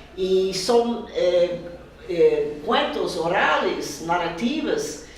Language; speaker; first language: Spanish; non-native, fluent; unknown